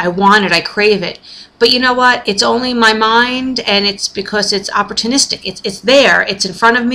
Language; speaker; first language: English; native; English